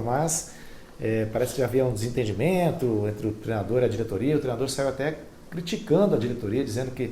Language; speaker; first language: Portuguese; native; Portuguese